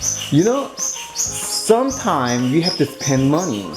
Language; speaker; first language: English; non-native, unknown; Korean